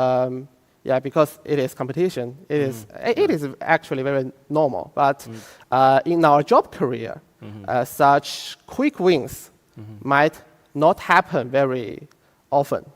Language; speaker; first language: English; non-native, fluent; Chinese